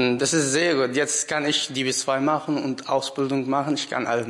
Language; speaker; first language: German; non-native, learner; Arabic